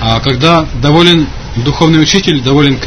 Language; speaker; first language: Russian; native; Russian